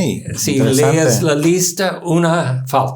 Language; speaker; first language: Spanish; non-native, learner; English